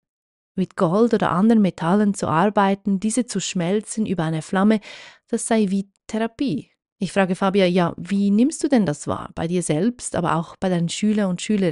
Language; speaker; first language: German; native; German